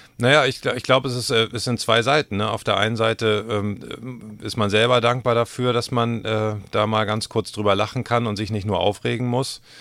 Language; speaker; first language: German; native; German